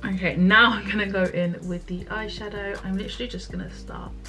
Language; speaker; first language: English; native; English